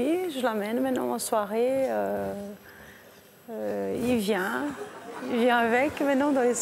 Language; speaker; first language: French; non-native, fluent; Portuguese